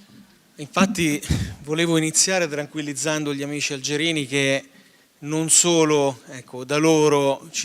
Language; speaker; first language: Italian; native; Italian